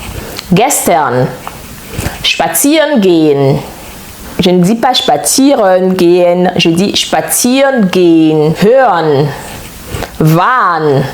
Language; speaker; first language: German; non-native, fluent; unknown